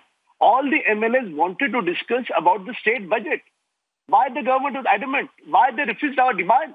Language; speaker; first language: English; non-native, local second language; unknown